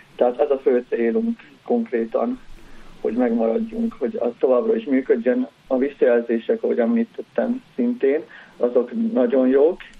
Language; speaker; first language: Hungarian; native; Hungarian